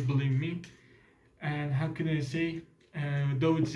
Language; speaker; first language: English; non-native, learner; Turkish